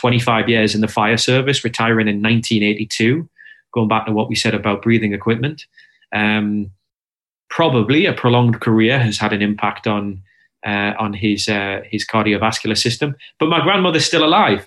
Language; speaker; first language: English; native; English